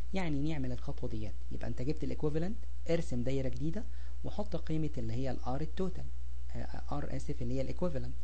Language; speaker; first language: Arabic; native; Arabic